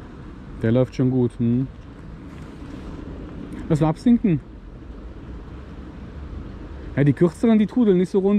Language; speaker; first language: German; native; German